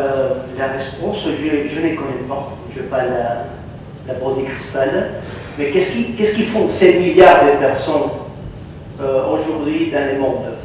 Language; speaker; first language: French; non-native, fluent; Catalan